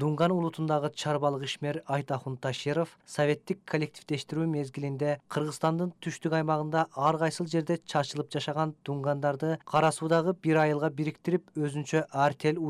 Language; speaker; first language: Kyrgyz; native; Kyrgyz